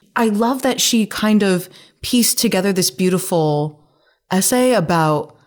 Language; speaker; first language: English; native; English